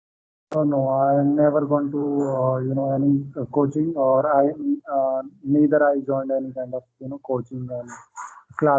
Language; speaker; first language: English; non-native, local second language; Hindi